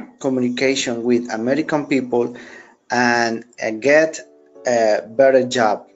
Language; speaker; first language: English; non-native, learner; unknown